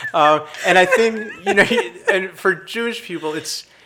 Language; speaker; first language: English; native; English